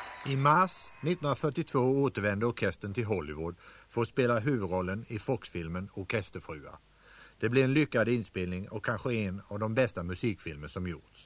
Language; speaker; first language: Swedish; native; Swedish